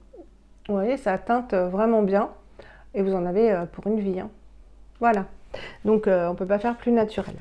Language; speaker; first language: French; native; French